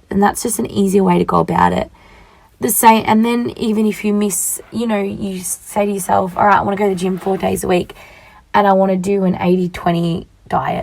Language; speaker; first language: English; native; English